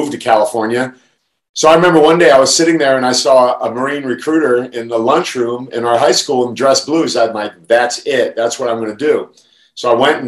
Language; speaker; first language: English; native; English